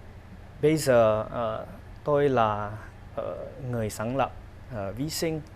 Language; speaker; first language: Vietnamese; non-native, learner; English